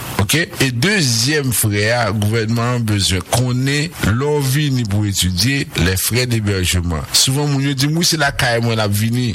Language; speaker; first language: French; non-native, local second language; Haitian Creole